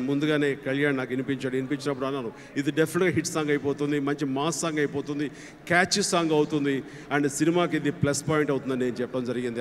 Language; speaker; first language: Telugu; native; Telugu